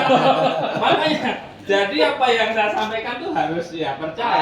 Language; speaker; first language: Indonesian; native; Indonesian